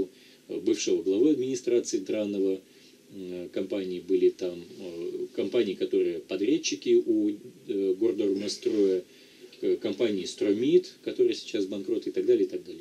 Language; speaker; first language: Russian; native; Russian